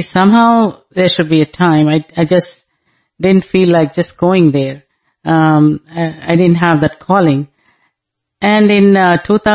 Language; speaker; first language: English; non-native, local second language; Telugu